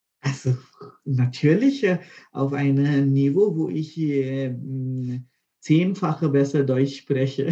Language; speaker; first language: German; non-native, fluent; Konkani